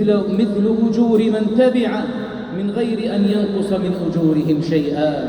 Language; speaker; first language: Arabic; native; Arabic